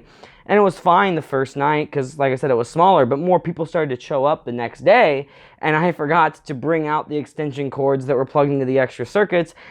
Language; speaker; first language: English; native; English